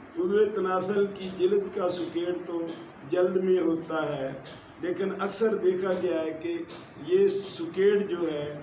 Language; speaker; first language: Urdu; non-native, local second language; Punjabi